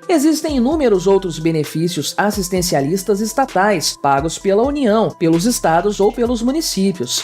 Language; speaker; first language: Portuguese; native; Portuguese